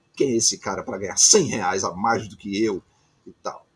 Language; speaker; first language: Portuguese; native; Portuguese